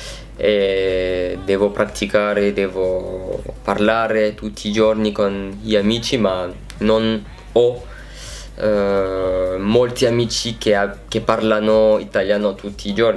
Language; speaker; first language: Italian; non-native, learner; French